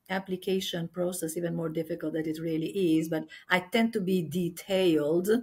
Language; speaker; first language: English; non-native, fluent; Albanian